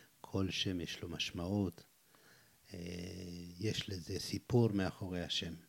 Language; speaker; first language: Hebrew; non-native, fluent; Amharic